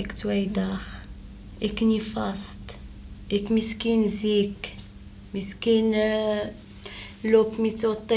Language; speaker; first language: Dutch; non-native, learner; Arabic